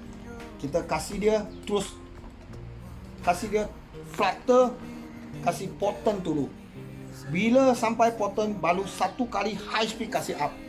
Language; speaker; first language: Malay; non-native, local second language; Chinese